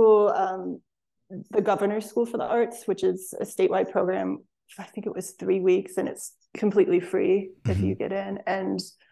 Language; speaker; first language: English; native; English